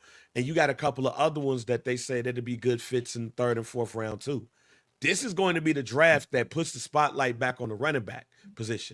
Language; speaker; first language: English; native; English